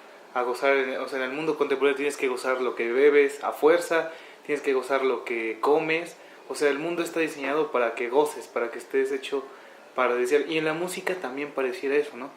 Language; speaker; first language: Spanish; native; Spanish